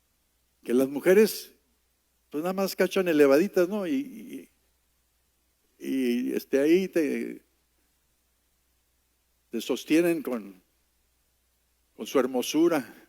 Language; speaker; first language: Spanish; native; Spanish